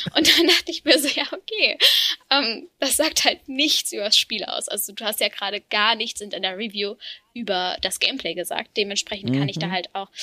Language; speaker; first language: German; native; German